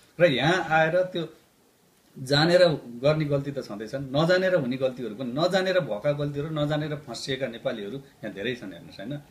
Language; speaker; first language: Nepali; native; Nepali